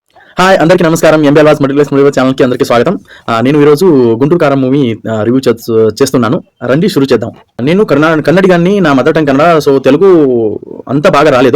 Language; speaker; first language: Telugu; non-native, learner; Kannada